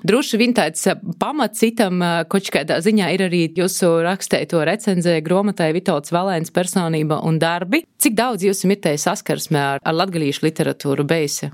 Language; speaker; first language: Latvian; native; Latvian